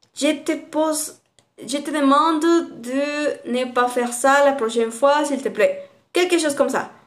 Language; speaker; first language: French; non-native, fluent; Spanish